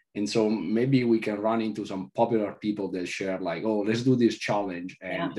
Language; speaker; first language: English; non-native, fluent; Italian